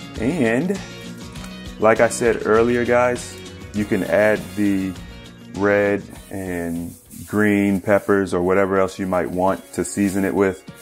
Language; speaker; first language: English; native; English